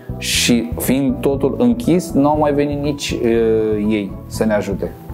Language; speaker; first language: Romanian; non-native, local second language; Crimean Tatar